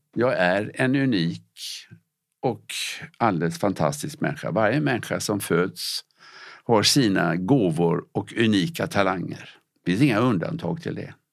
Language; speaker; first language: Swedish; native; Swedish